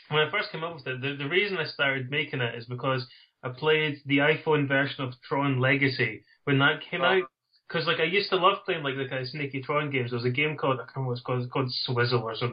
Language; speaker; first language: English; native; English